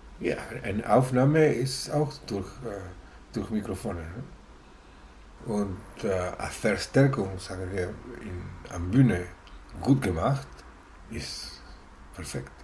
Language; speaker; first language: German; non-native, fluent; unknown